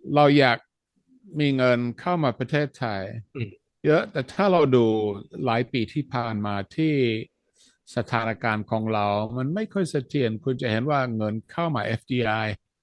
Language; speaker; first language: Thai; non-native, fluent; Dutch